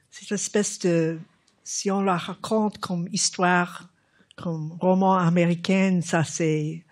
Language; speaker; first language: French; non-native, fluent; English